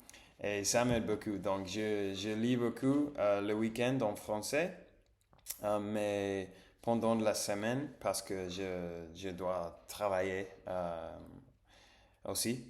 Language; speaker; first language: French; non-native, learner; English